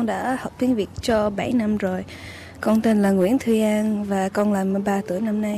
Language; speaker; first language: Vietnamese; early bilingual, heritage; English